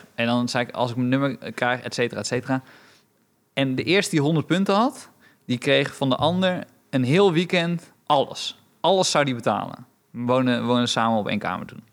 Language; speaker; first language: Dutch; early bilingual, other home language; Romanian